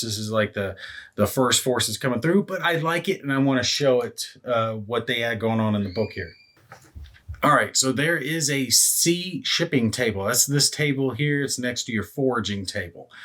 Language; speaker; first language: English; native; English